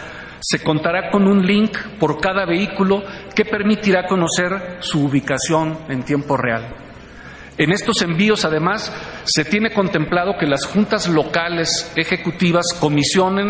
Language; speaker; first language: Spanish; native; Spanish